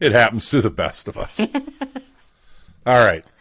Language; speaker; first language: English; native; English